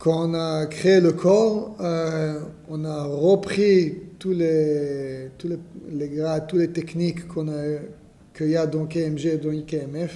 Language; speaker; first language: French; non-native, fluent; Hebrew